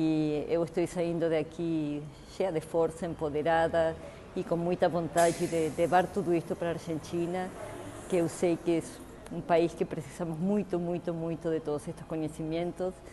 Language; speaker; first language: Portuguese; non-native, fluent; Spanish